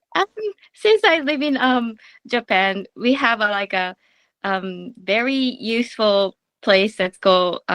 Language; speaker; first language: English; non-native, learner; Japanese